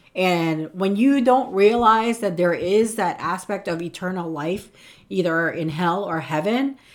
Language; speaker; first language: English; non-native, local second language; Filipino